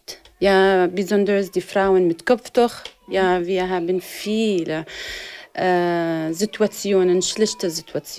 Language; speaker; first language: German; non-native, learner; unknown